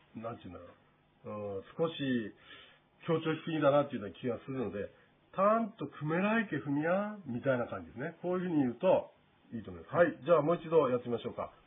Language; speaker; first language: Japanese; native; Japanese